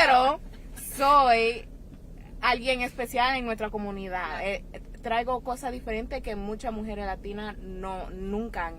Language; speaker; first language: Spanish; early bilingual, heritage; Spanish